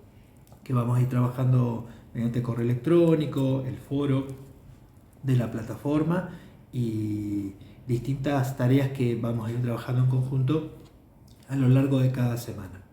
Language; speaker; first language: Spanish; native; Spanish